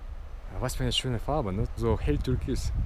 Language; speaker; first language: German; non-native, fluent; Russian